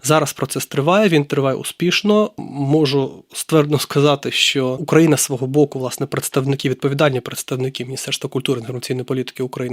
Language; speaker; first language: Ukrainian; native; Ukrainian